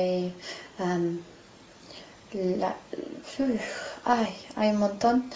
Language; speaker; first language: Spanish; non-native, learner; English